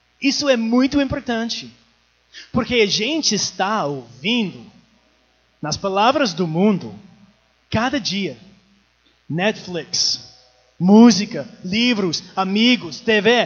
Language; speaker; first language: Portuguese; non-native, learner; English